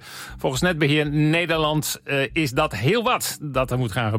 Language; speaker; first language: Dutch; native; Dutch